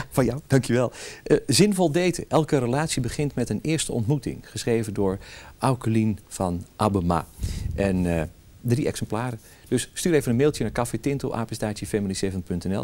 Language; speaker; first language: Dutch; native; Dutch